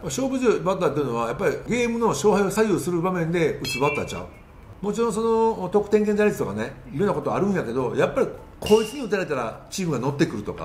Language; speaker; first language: Japanese; native; Japanese